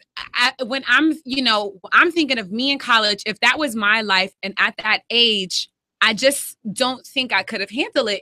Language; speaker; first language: English; native; English